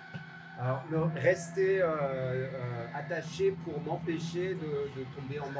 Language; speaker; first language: French; native; French